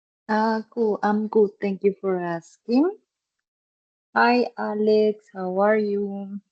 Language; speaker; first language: English; non-native, fluent; Spanish